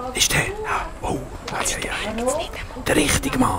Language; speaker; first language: German; native; German